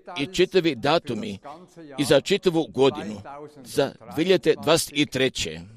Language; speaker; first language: Croatian; early bilingual, heritage; Serbian